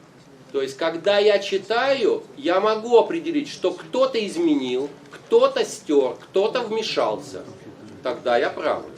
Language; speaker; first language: Russian; native; Russian